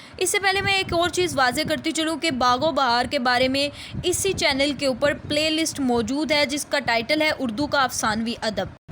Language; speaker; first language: Urdu; native; Urdu